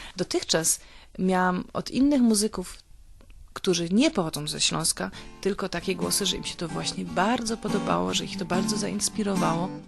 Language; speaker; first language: Polish; native; Polish